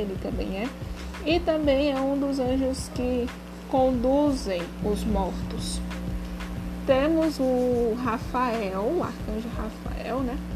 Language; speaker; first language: Portuguese; native; Portuguese